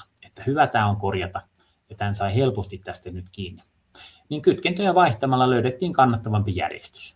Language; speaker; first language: Finnish; native; Finnish